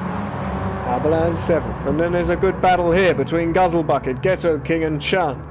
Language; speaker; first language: English; native; English